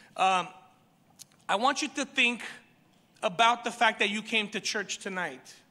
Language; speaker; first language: English; early bilingual, other home language; Romanian